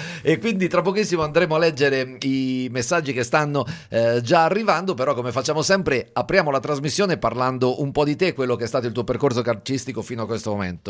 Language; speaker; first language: Italian; native; Italian